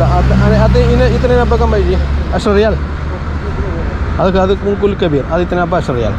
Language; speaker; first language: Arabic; non-native, learner; Malayalam